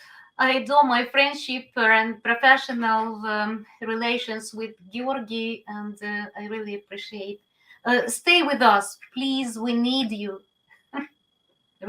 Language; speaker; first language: English; non-native, learner; Ukrainian